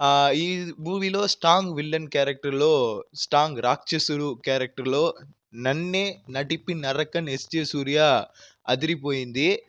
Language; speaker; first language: Telugu; non-native, learner; Tamil